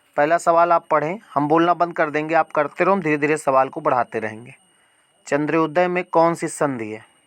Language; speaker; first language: Hindi; native; Hindi